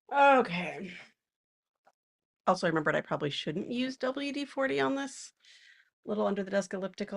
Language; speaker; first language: English; native; English